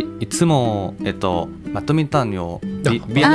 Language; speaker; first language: Japanese; non-native, learner; Thai